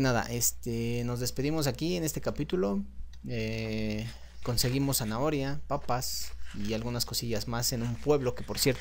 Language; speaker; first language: Spanish; native; Spanish